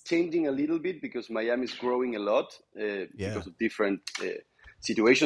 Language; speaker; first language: English; non-native, fluent; Spanish